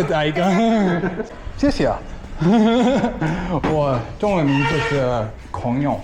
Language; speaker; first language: Chinese; non-native, learner; English